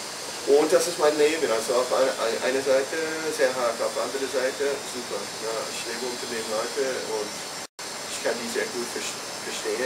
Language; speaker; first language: German; non-native, fluent; English